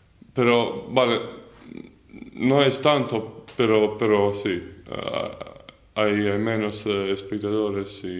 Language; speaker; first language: Spanish; non-native, learner; Latvian